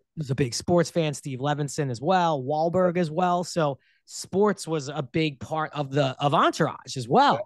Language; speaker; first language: English; native; English